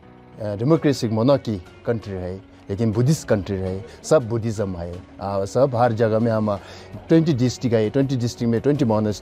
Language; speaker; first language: Hindi; non-native, learner; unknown